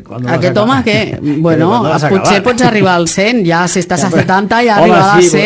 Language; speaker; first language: Catalan; native; Catalan